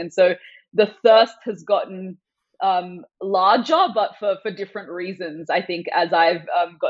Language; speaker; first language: English; non-native, local second language; Persian